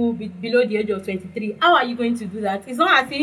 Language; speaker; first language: English; non-native, local second language; Yoruba